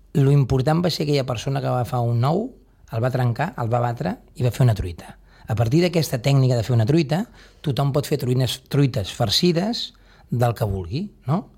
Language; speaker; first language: Catalan; native; Catalan